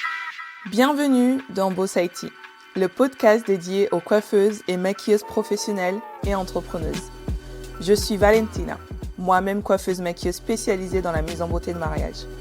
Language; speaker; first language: French; native; French